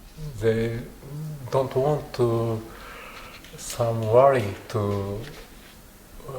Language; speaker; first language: English; non-native, learner; Japanese